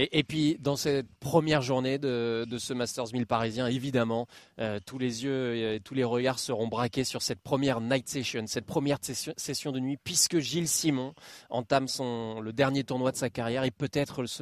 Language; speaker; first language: French; native; French